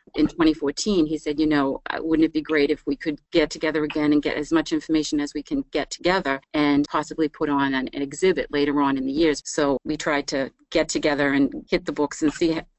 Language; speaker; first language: English; native; English